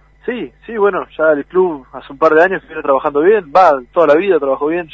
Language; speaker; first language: Spanish; native; Spanish